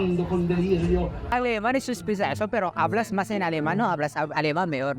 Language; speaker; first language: Spanish; non-native, fluent; Filipino